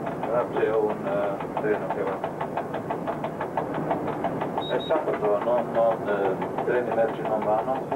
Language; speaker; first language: Italian; non-native, learner; Slovenian